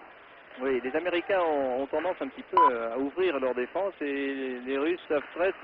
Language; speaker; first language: French; native; French